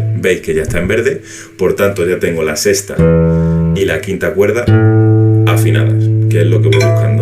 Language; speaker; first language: Spanish; native; Spanish